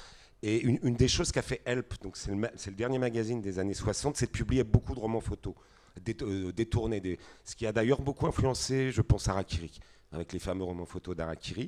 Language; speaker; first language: French; native; French